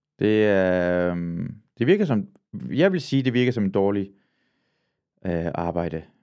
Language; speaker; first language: Danish; early bilingual, other home language; Persian